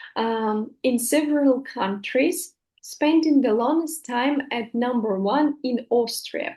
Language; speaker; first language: English; non-native, fluent; Russian